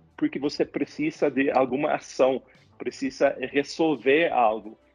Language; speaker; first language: Portuguese; non-native, fluent; Swedish